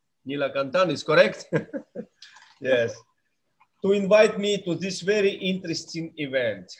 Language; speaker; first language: English; non-native, fluent; Russian